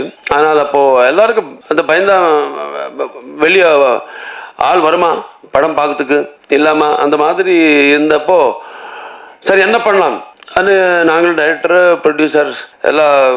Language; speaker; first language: Tamil; non-native, local second language; Telugu